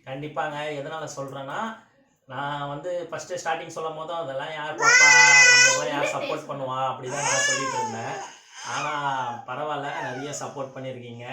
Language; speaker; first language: Tamil; native; Tamil